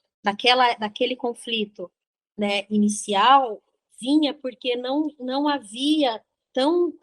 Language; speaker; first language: Portuguese; native; Portuguese